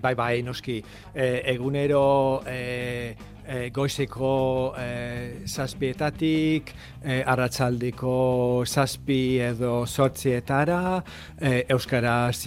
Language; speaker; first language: Basque; non-native, learner; English